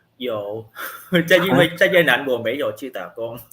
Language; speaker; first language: Chinese; non-native, learner; Vietnamese